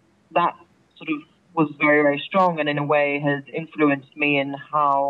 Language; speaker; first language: English; native; English